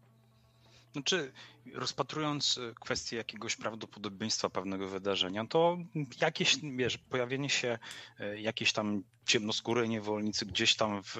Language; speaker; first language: Polish; native; Polish